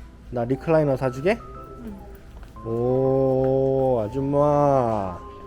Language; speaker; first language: Korean; native; Korean